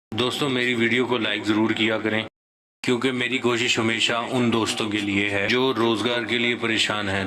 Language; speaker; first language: Urdu; native; Urdu